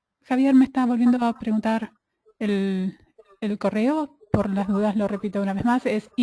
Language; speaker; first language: Spanish; native; Spanish